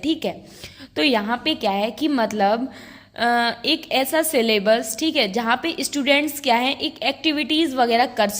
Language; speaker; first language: Hindi; native; Hindi